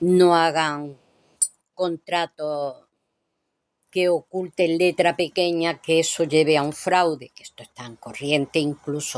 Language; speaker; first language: Spanish; native; Spanish